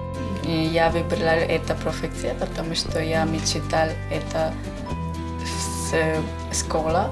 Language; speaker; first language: Russian; non-native, learner; Malayalam